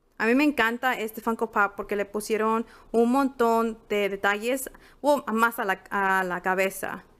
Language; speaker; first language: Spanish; early bilingual, heritage; Spanish